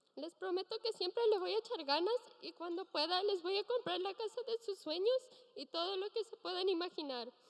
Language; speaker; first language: Spanish; early bilingual, heritage; Spanish